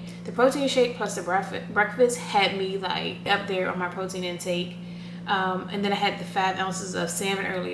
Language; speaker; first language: English; native; English